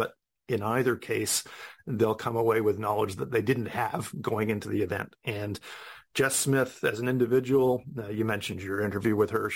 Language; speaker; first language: English; native; English